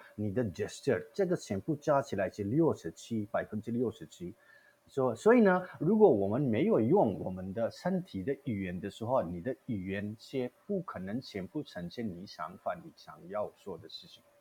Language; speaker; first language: Chinese; non-native, learner; Manipuri